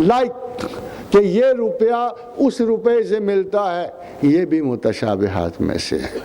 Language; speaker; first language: Urdu; non-native, local second language; Punjabi